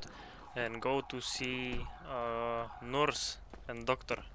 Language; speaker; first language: English; non-native, learner; Czech